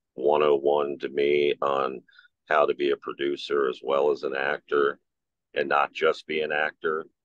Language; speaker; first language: English; native; English